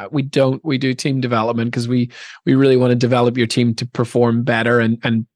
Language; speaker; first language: English; native; English